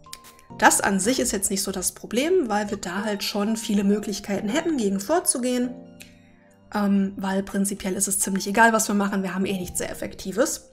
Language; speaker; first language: German; native; German